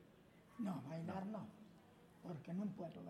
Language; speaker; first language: Spanish; native; Spanish